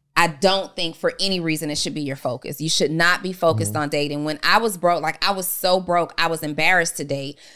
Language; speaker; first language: English; native; English